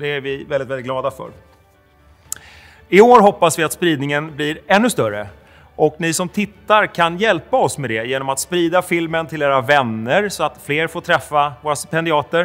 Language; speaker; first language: Swedish; native; Swedish